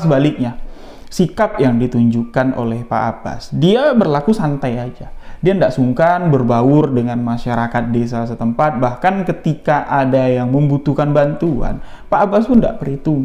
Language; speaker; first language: Indonesian; native; Indonesian